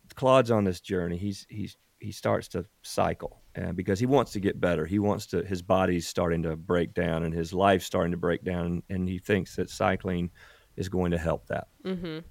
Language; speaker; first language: English; native; English